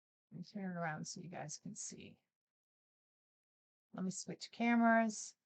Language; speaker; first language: English; native; English